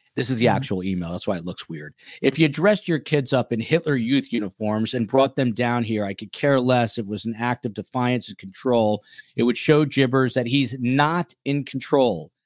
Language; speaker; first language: English; native; English